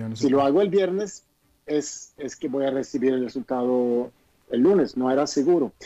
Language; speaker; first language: Spanish; non-native, fluent; Swedish